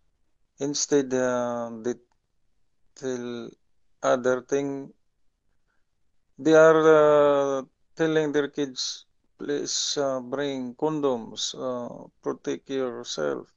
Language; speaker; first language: English; non-native, local second language; Filipino